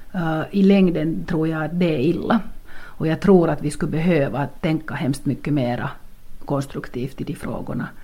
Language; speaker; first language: Swedish; native; Swedish